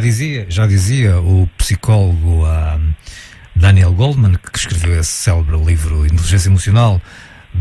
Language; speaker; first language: Portuguese; native; Portuguese